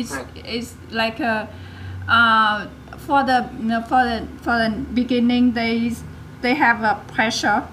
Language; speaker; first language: English; non-native, learner; Vietnamese